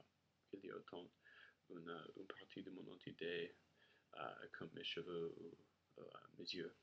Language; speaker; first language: French; non-native, learner; English